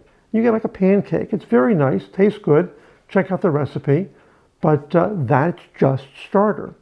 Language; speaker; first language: English; native; English